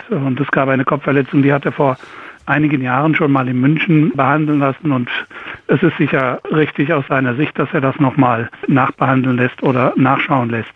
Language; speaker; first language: German; native; German